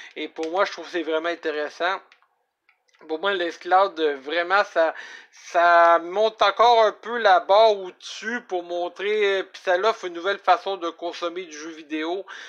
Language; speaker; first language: French; native; French